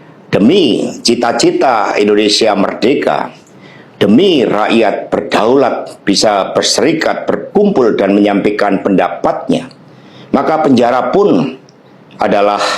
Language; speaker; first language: Indonesian; native; Indonesian